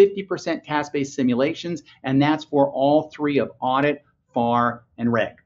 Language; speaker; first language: English; native; English